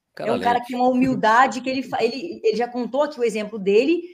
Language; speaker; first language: Portuguese; native; Portuguese